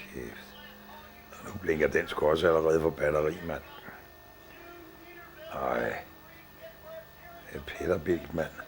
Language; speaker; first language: Danish; native; Danish